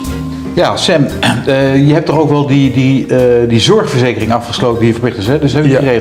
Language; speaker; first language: Dutch; native; Dutch